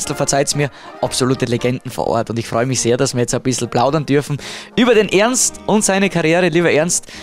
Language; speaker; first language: German; native; German